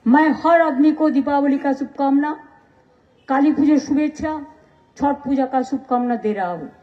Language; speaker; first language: Hindi; non-native, local second language; Bangla